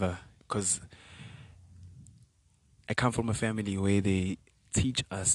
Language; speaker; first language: English; non-native, local second language; Venda